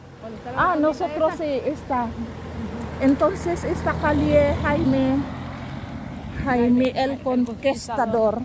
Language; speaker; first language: Spanish; non-native, learner; Filipino